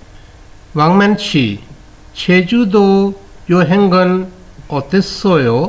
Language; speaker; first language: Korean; non-native, fluent; Urdu